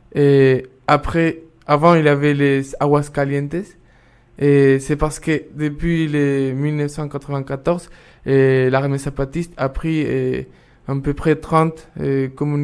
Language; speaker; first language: French; non-native, fluent; Spanish